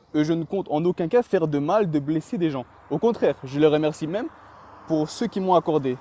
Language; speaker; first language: French; early bilingual, other home language; Chechen